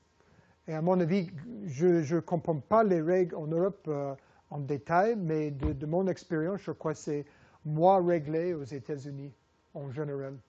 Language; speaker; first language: French; non-native, fluent; English